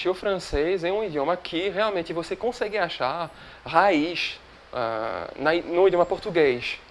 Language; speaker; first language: Portuguese; non-native, fluent; French